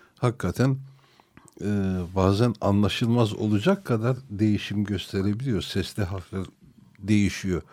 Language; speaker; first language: Turkish; non-native, local second language; Armenian